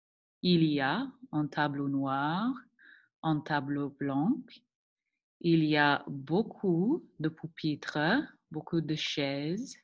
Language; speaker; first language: French; non-native, fluent; English